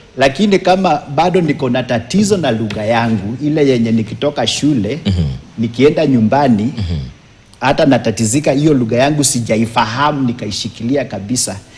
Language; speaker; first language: Swahili; non-native, local second language; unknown